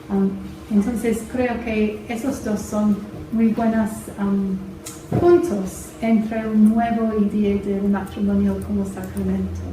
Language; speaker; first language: Spanish; non-native, fluent; English